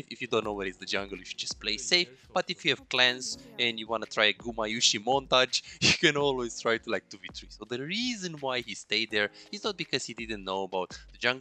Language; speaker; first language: English; non-native, fluent; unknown